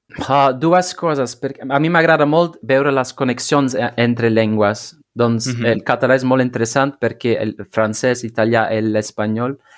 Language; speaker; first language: Catalan; non-native, learner; Dutch